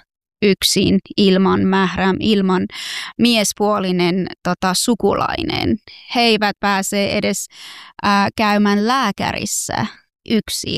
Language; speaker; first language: Finnish; non-native, fluent; Persian